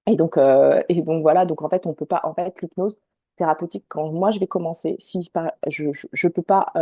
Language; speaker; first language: French; native; French